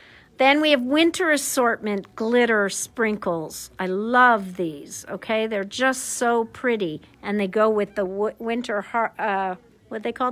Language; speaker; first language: English; native; English